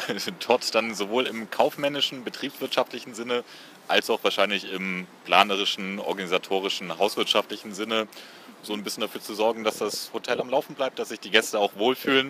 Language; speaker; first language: German; native; German